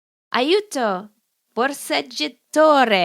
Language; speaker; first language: Italian; non-native, learner; English